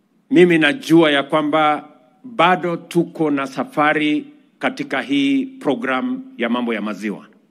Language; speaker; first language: Swahili; non-native, local second language; Kalenjin